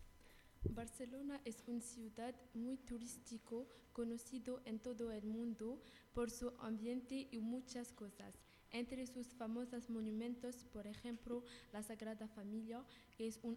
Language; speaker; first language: Spanish; non-native, learner; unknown